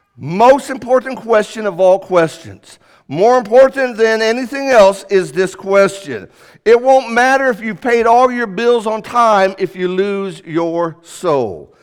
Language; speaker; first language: English; native; English